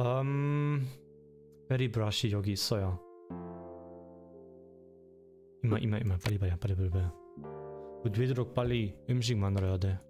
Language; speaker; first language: Korean; non-native, learner; German